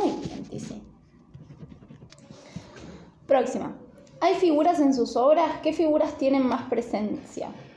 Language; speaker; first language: Spanish; native; Spanish